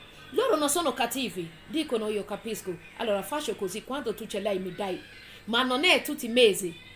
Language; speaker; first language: Italian; non-native, fluent; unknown